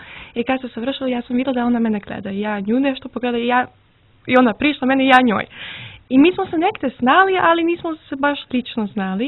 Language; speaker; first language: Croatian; early bilingual, heritage; Serbian